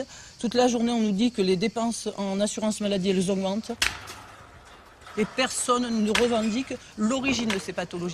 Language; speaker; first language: French; native; French